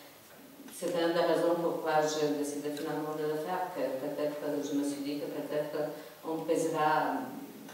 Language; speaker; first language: French; non-native, fluent; Polish